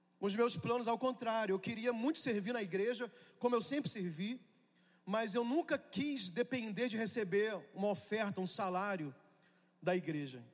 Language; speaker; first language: Portuguese; native; Portuguese